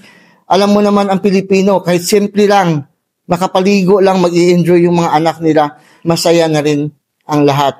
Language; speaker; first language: Filipino; native; Filipino